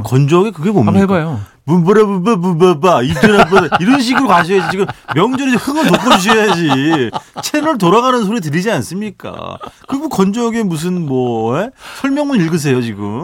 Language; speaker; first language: Korean; native; Korean